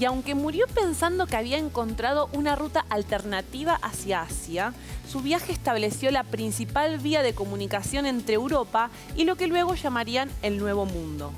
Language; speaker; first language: Spanish; native; Spanish